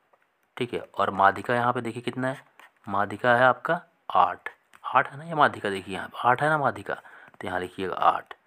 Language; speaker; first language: Hindi; native; Hindi